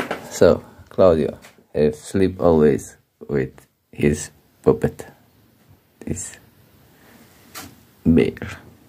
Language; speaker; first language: English; non-native, learner; Romanian